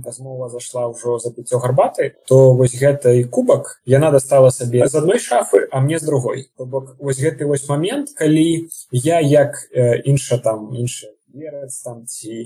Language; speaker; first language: Belarusian; non-native, local second language; Russian